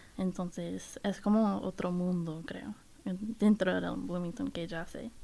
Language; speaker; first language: Spanish; non-native, fluent; English